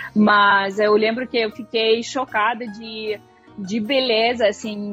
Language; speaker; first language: Portuguese; non-native, fluent; Russian